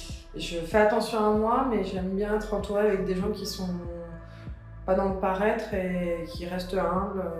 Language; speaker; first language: French; early bilingual, other home language; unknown